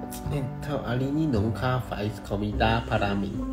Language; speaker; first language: Portuguese; non-native, learner; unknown